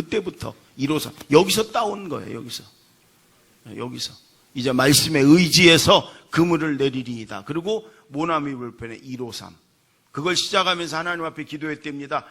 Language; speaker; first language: Korean; native; Korean